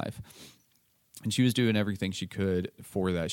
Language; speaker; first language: English; native; English